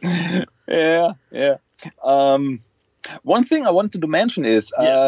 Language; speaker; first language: English; non-native, fluent; German